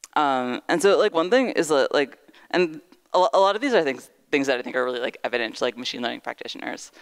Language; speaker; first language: English; native; English